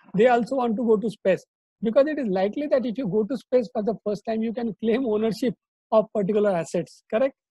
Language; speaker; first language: English; non-native, local second language; Marathi